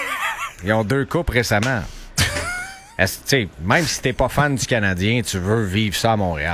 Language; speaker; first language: French; native; French